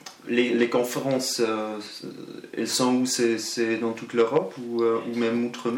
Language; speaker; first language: French; non-native, local second language; German